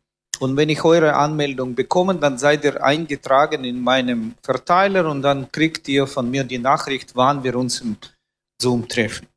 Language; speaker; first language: German; non-native, fluent; Russian